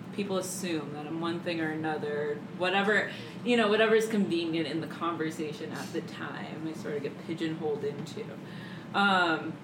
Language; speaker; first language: English; native; English